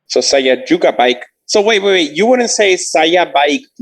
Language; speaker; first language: Indonesian; non-native, learner; English